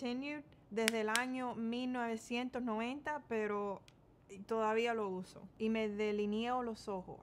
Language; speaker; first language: Spanish; early bilingual, heritage; Spanish